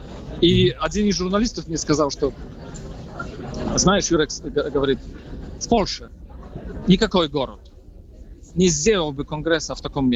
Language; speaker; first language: Russian; non-native, fluent; Polish